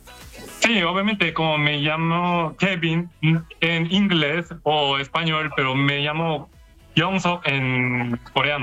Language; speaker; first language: Spanish; non-native, learner; Korean